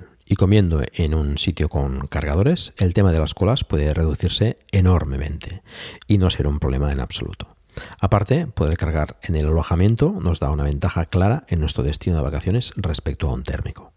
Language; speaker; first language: Spanish; native; Spanish